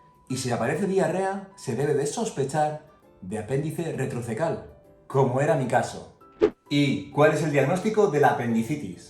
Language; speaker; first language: Spanish; native; Spanish